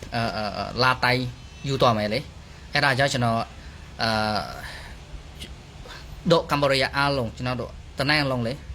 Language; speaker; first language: Burmese; non-native, learner; Khmer